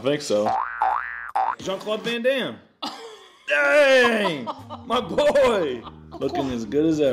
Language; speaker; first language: English; native; English